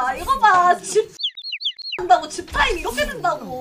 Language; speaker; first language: Korean; native; Korean